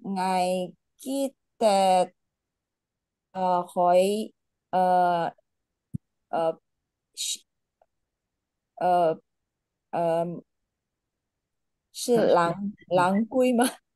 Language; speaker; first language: Chinese; non-native, learner; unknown